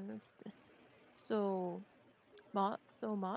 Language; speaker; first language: English; non-native, learner; Korean